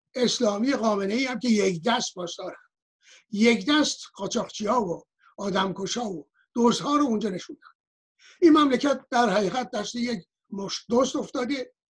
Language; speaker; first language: Persian; native; Persian